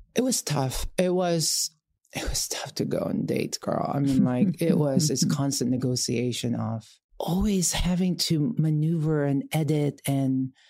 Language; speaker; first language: English; non-native, local second language; Filipino